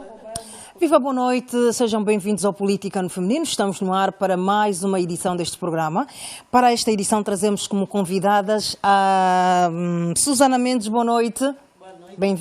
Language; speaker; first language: Portuguese; native; Portuguese